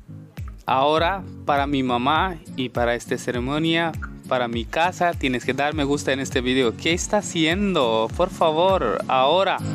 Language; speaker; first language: Spanish; non-native, learner; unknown